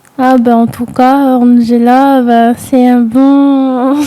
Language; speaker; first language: French; non-native, local second language; Réunion Creole French